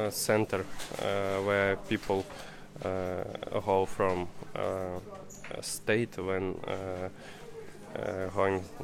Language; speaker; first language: English; non-native, learner; Russian